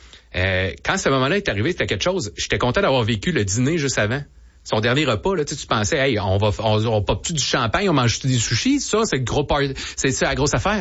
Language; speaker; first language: French; native; French